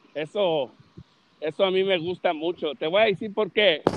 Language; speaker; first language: Spanish; early bilingual, heritage; Spanish